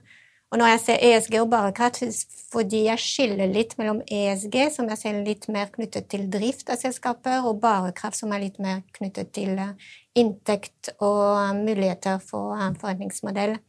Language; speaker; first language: Norwegian; non-native, fluent; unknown